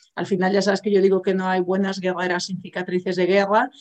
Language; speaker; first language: Spanish; native; Spanish